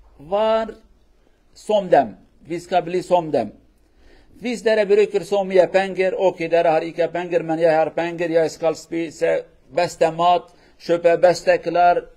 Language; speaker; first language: Norwegian; non-native, learner; Kurdish